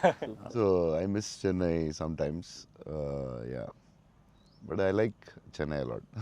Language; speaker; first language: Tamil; non-native, local second language; Telugu